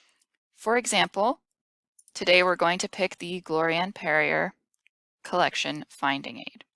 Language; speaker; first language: English; native; English